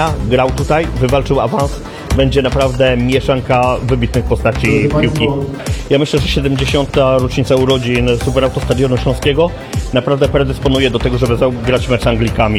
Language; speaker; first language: Polish; native; Polish